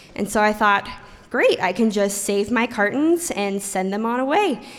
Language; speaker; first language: English; native; English